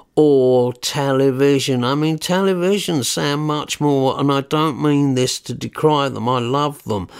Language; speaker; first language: English; native; English